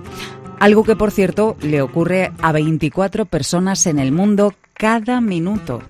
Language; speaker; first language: Spanish; native; Spanish